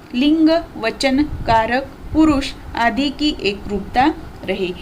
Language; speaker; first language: Hindi; non-native, local second language; Marathi